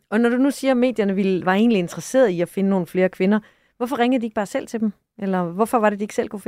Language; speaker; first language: Danish; native; Danish